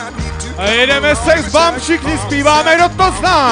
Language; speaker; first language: Czech; native; Czech